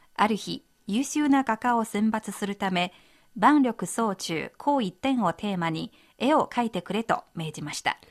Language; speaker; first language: Japanese; non-native, fluent; Chinese